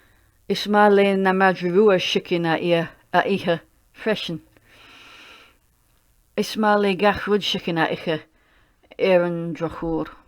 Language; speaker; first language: Irish; non-native, learner; English